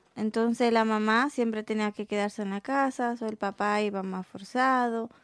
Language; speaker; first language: Spanish; native; Spanish